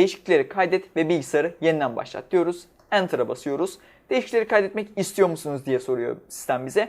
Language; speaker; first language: Turkish; native; Turkish